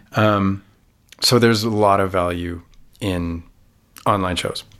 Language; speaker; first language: English; native; English